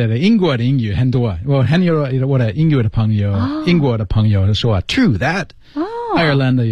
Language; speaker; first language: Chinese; non-native, learner; English